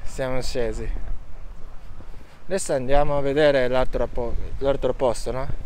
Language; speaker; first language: Italian; non-native, learner; Japanese